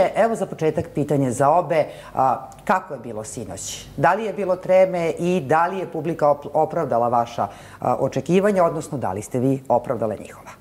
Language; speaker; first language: Serbian; native; Serbian